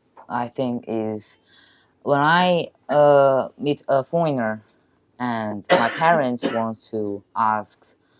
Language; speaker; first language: English; non-native, learner; Chinese